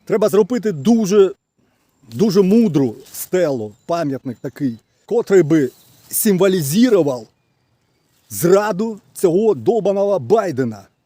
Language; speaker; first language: Ukrainian; non-native, local second language; Russian